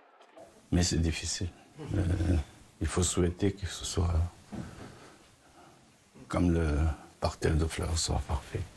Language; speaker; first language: French; non-native, fluent; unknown